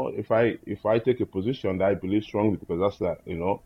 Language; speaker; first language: English; non-native, local second language; Igbo